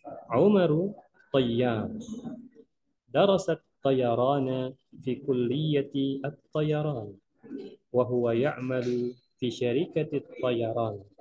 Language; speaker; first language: Arabic; non-native, fluent; Indonesian